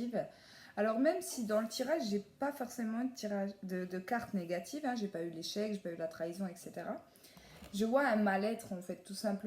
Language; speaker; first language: French; native; French